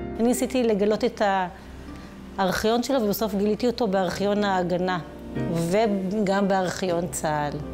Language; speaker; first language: Hebrew; native; Hebrew